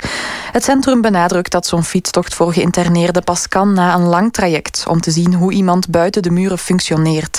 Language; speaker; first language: Dutch; native; Dutch